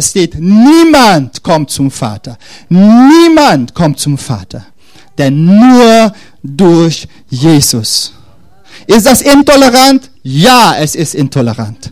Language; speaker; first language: German; non-native, fluent; Dutch